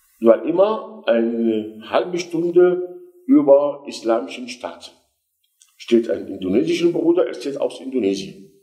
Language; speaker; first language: German; non-native, fluent; Arabic